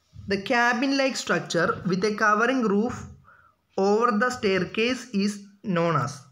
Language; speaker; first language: English; non-native, local second language; Malayalam